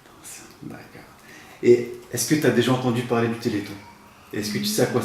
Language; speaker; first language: French; native; French